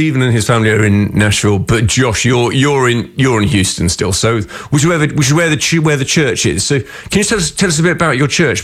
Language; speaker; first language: English; native; English